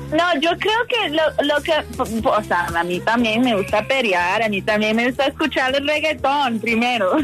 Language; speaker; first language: Spanish; non-native, fluent; English